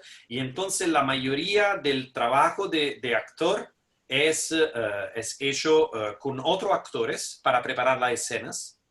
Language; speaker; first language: Spanish; non-native, fluent; Italian